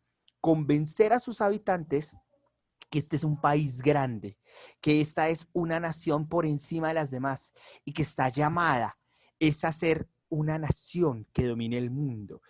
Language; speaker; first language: Spanish; native; Spanish